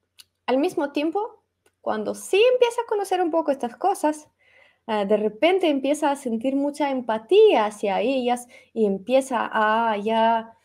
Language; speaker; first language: Spanish; non-native, fluent; Russian